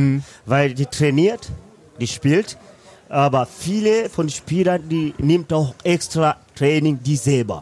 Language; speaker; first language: German; non-native, learner; Swahili